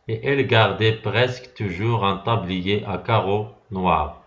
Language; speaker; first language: French; non-native, local second language; Arabic